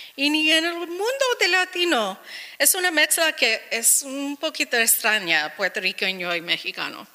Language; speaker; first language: Spanish; early bilingual, heritage; Spanish